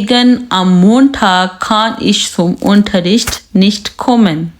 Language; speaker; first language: German; non-native, fluent; Urdu